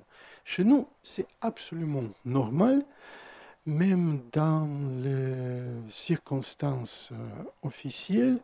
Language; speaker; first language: French; non-native, fluent; Russian